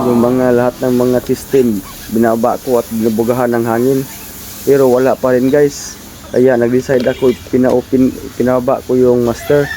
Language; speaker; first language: Filipino; non-native, local second language; Cebuano